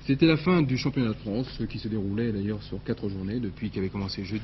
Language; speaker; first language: French; native; French